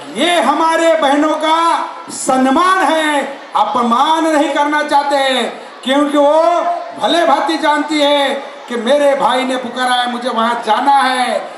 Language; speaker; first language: Hindi; non-native, local second language; Marathi